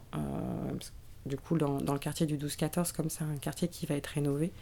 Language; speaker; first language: French; native; French